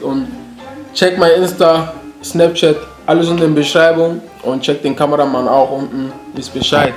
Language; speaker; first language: German; early bilingual, other home language; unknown